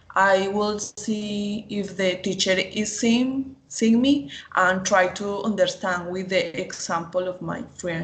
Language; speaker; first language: English; non-native, learner; Spanish